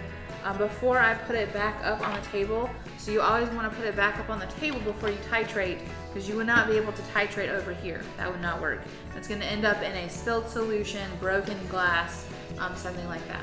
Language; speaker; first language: English; native; English